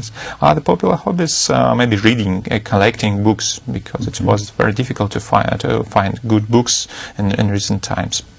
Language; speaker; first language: English; non-native, fluent; Russian